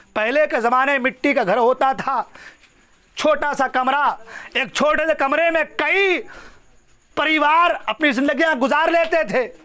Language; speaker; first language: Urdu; non-native, local second language; Assamese